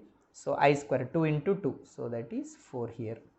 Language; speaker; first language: English; non-native, local second language; Kannada